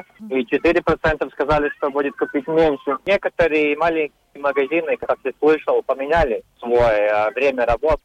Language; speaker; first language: Russian; non-native, local second language; Latvian